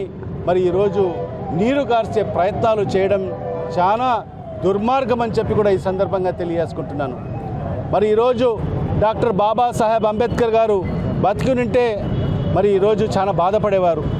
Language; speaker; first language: Telugu; native; Telugu